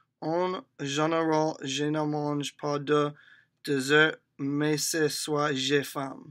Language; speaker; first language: French; non-native, learner; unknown